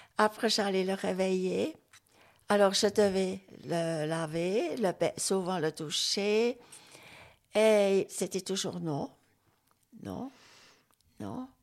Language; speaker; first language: French; non-native, local second language; Swiss German